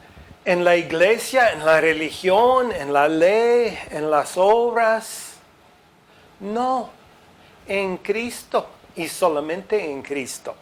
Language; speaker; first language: Spanish; non-native, fluent; English